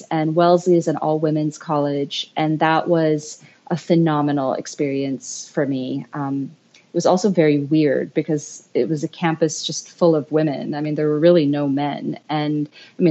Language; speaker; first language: English; native; English